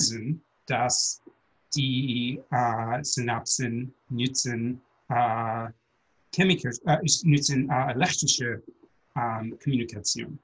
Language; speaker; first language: German; non-native, learner; English